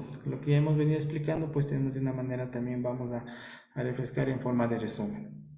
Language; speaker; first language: Spanish; native; Spanish